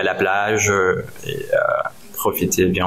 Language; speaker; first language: French; non-native, learner; Spanish